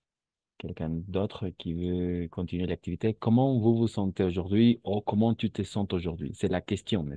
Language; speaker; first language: French; non-native, fluent; Spanish